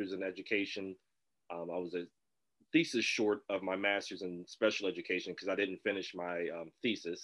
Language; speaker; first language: English; native; English